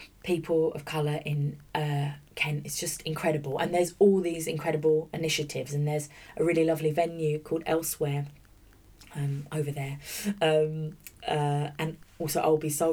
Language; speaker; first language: English; native; English